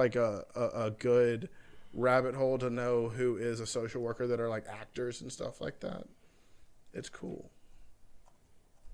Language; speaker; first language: English; native; English